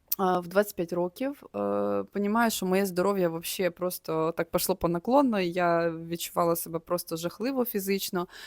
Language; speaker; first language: Ukrainian; native; Ukrainian